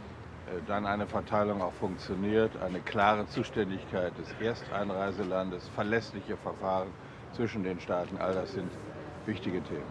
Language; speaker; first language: German; native; German